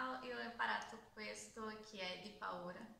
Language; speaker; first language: Italian; non-native, learner; Portuguese